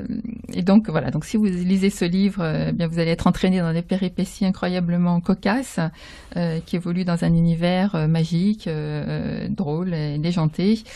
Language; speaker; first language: French; native; French